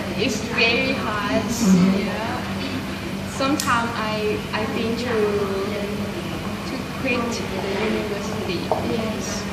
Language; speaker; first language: English; non-native, learner; Thai